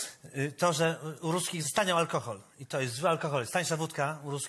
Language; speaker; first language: Polish; native; Polish